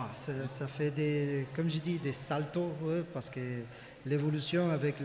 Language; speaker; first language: French; non-native, fluent; Spanish